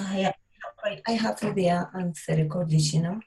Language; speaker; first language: English; non-native, learner; Spanish